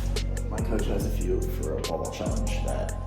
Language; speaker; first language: English; native; English